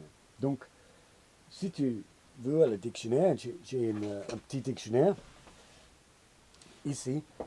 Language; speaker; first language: French; non-native, learner; English